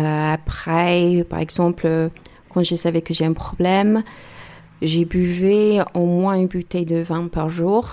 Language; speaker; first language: French; non-native, learner; English